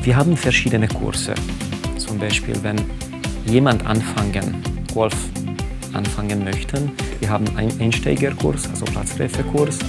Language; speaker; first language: German; non-native, fluent; Hungarian